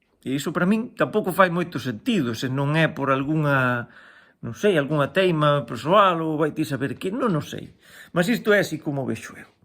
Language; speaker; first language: Galician; native; Galician